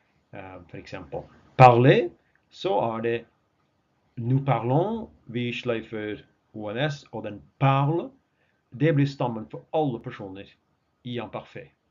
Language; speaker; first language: Norwegian; non-native, fluent; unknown